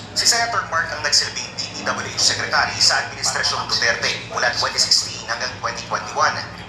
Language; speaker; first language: Filipino; native; Filipino